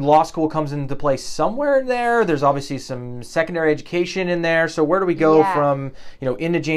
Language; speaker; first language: English; native; English